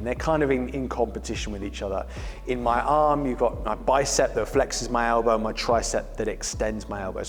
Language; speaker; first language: English; native; English